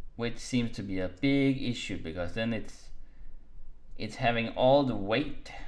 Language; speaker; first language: English; non-native, fluent; Danish